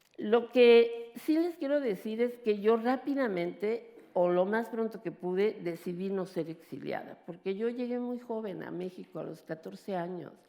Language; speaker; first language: Spanish; native; Spanish